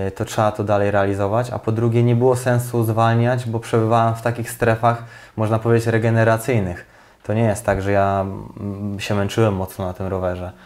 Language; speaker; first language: Polish; native; Polish